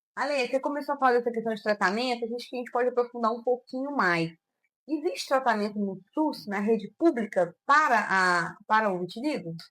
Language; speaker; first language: Portuguese; native; Portuguese